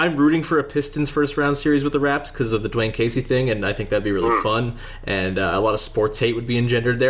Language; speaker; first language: English; native; English